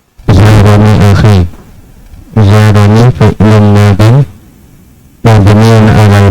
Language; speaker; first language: Arabic; non-native, learner; Indonesian